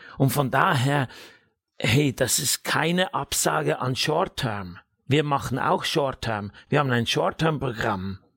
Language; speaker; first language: German; native; German